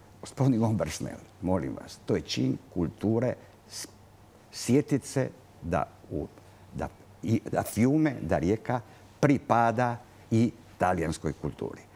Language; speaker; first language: Croatian; non-native, local second language; Italian